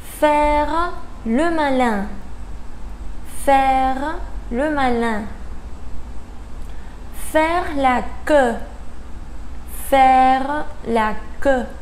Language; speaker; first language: French; non-native, fluent; Spanish